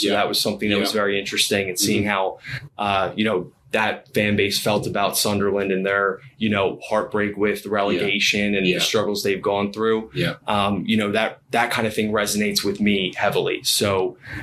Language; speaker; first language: English; native; English